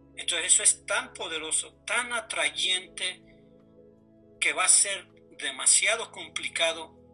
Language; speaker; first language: Spanish; native; Spanish